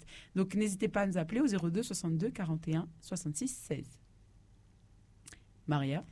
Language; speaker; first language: French; native; French